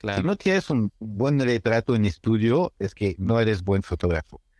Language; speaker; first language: Spanish; non-native, fluent; French